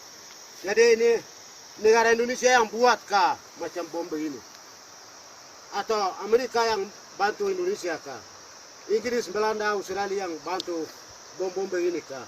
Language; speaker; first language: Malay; non-native, local second language; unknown